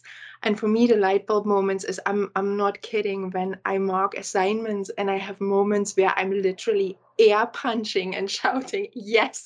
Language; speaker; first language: English; non-native, fluent; German